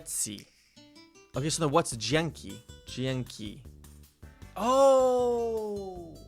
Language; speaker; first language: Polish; non-native, learner; English